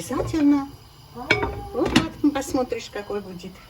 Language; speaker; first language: Russian; non-native, local second language; Georgian